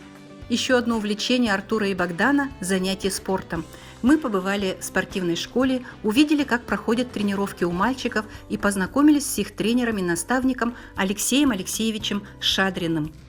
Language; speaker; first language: Russian; native; Russian